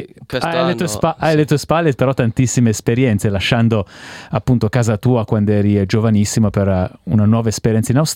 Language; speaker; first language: Italian; native; Italian